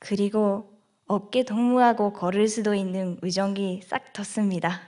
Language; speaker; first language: Korean; non-native, fluent; Japanese